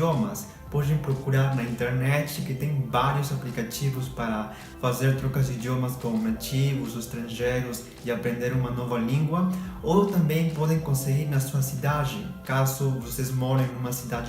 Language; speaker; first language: Portuguese; non-native, fluent; Spanish